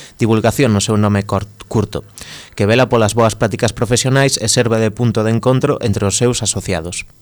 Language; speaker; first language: Galician; native; Galician